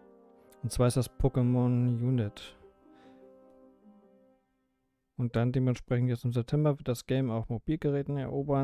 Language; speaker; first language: German; native; German